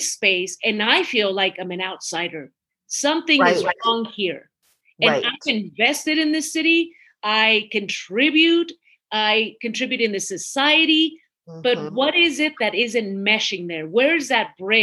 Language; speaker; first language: English; early bilingual, other home language; Spanish